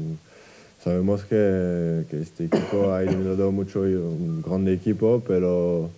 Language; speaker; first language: Spanish; non-native, fluent; French